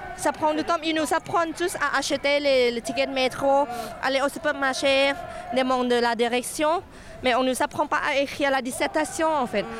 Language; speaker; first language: French; non-native, fluent; Thai